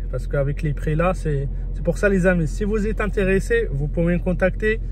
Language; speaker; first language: French; early bilingual, other home language; Spanish